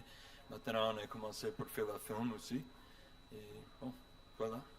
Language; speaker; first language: French; non-native, learner; English